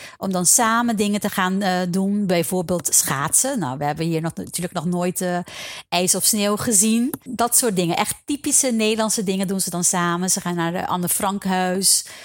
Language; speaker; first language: Dutch; non-native, local second language; Papiamento